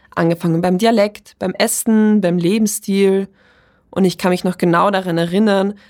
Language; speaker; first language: German; early bilingual, other home language; Polish